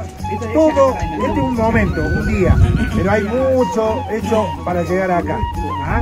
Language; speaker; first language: Spanish; native; Spanish